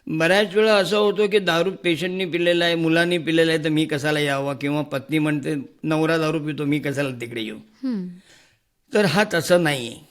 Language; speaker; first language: Marathi; non-native, local second language; Hindi